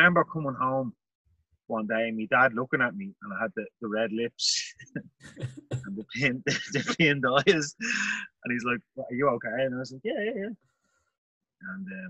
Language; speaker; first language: English; native; English